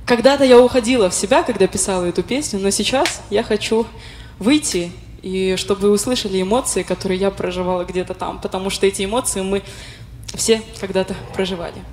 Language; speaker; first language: Russian; native; Russian